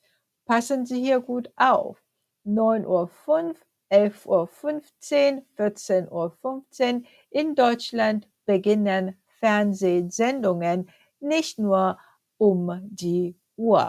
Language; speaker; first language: German; non-native, fluent; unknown